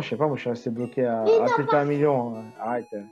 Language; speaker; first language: French; native; French